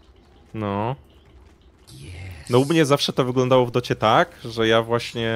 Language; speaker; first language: Polish; native; Polish